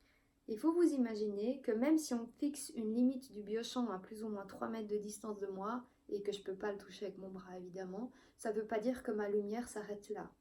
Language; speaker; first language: French; native; French